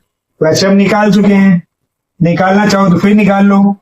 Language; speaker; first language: Hindi; native; Hindi